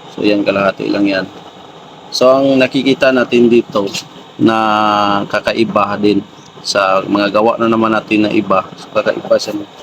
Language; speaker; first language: Filipino; non-native, local second language; Cebuano